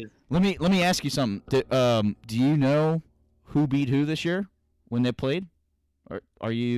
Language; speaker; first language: English; native; English